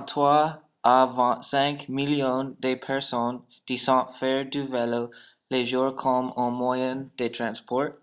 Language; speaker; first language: French; non-native, learner; English